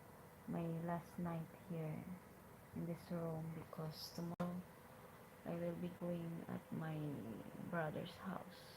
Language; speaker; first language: English; non-native, learner; Hiligaynon